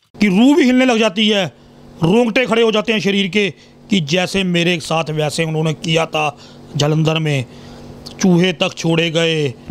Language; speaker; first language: Hindi; non-native, local second language; Punjabi